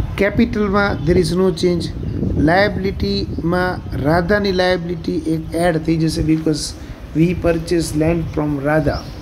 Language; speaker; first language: English; non-native, local second language; Gujarati